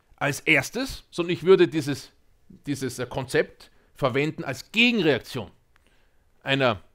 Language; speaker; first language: German; native; German